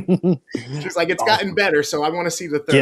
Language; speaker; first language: English; native; English